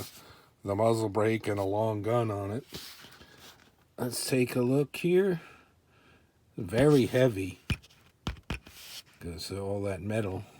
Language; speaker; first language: English; native; English